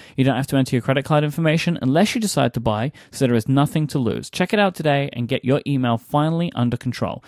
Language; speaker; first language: English; native; English